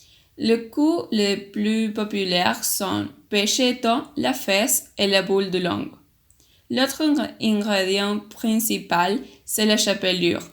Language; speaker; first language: French; non-native, learner; Spanish